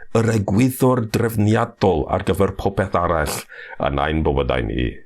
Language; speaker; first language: Welsh; non-native, fluent; English